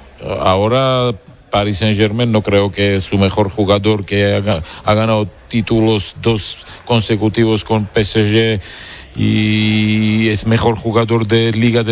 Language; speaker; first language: Spanish; non-native, learner; Georgian